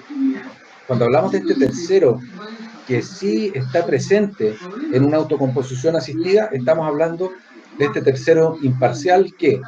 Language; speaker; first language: Spanish; native; Spanish